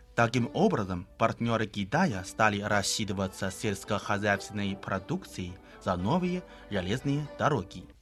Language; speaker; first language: Russian; non-native, fluent; Chinese